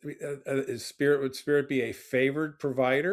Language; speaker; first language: English; native; English